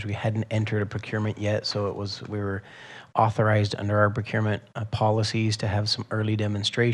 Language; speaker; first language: English; native; English